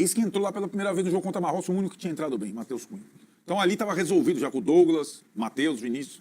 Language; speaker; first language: Portuguese; native; Portuguese